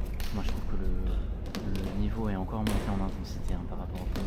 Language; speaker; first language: French; native; French